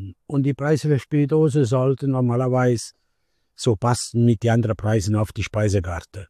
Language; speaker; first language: German; non-native, learner; Italian